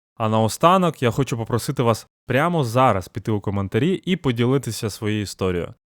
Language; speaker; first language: Ukrainian; non-native, local second language; Russian